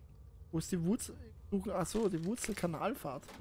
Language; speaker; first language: German; native; German